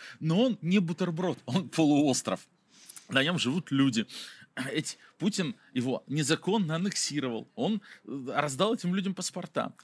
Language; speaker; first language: Russian; native; Russian